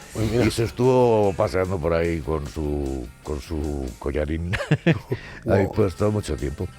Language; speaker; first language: Spanish; native; Spanish